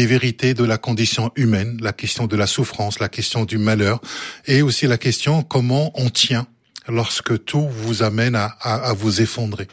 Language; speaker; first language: French; early bilingual, other home language; Arabic